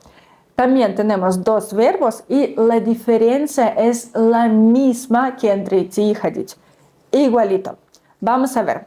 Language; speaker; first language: Spanish; non-native, fluent; Russian